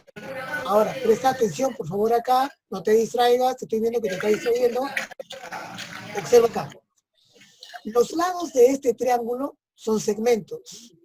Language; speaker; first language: Spanish; native; Spanish